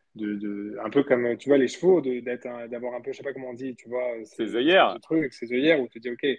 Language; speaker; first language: French; early bilingual, other home language; Spanish